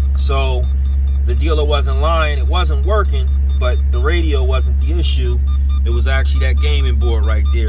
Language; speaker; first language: English; native; English